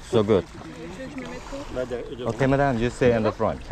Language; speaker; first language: English; non-native, learner; Thai